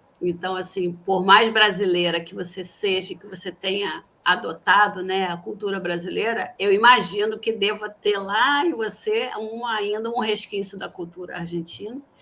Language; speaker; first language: Portuguese; native; Portuguese